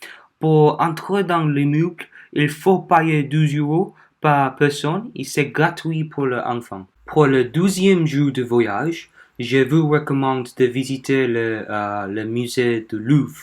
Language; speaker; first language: French; non-native, learner; Korean